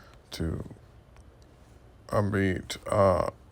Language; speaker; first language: French; non-native, learner; English